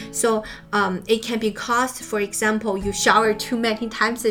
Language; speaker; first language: English; non-native, fluent; Chinese